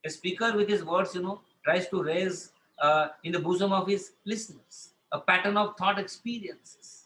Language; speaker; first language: English; non-native, local second language; Marathi